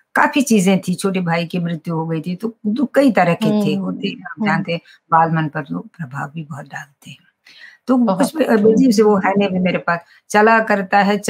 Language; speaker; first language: Hindi; non-native, local second language; Kashmiri